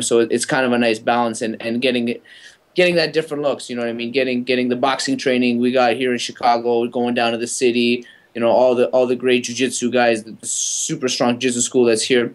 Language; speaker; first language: English; native; English